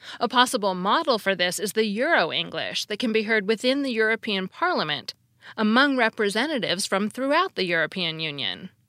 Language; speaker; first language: English; native; English